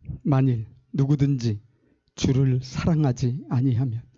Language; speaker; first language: Korean; native; Korean